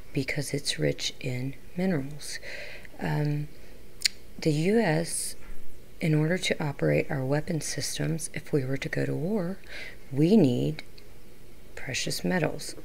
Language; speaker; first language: English; native; English